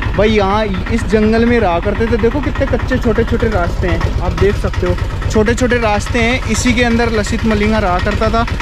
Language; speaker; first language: Hindi; native; Hindi